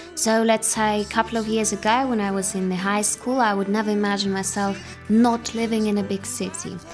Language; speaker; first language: English; non-native, fluent; Russian